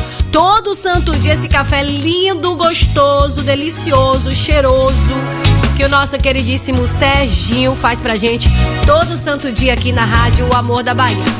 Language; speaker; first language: Portuguese; native; Portuguese